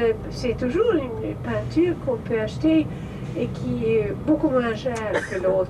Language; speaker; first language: French; non-native, fluent; Swedish